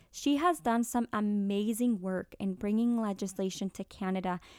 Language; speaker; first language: English; early bilingual, other home language; Spanish